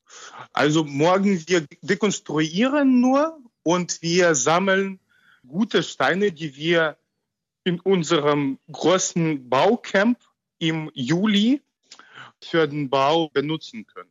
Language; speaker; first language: German; non-native, fluent; Ukrainian